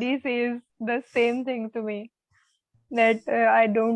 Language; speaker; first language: English; non-native, learner; Hindi